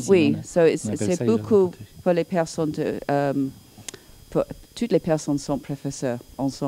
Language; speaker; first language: French; non-native, learner; English